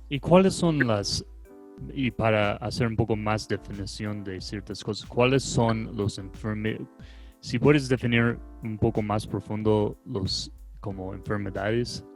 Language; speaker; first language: Spanish; non-native, fluent; English